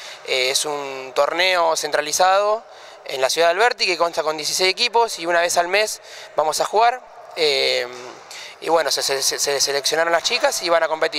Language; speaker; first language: Spanish; native; Spanish